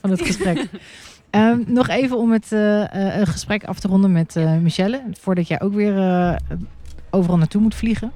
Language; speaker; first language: Dutch; early bilingual, heritage; Dutch